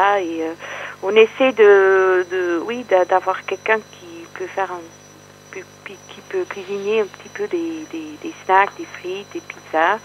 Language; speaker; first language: French; non-native, fluent; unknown